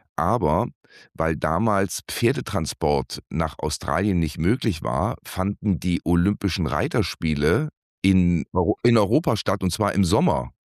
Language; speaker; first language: German; native; German